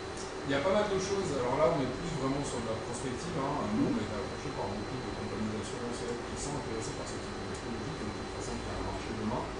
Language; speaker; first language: French; native; French